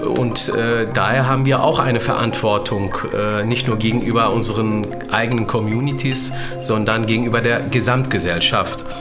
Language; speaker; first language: German; non-native, fluent; Turkish